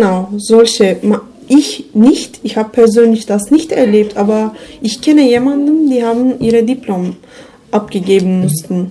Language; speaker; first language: German; non-native, learner; Turkish